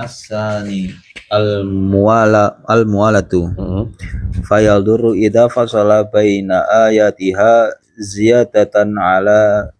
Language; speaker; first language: Arabic; non-native, learner; Indonesian